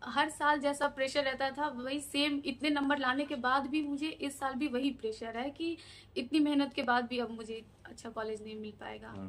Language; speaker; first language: Hindi; native; Hindi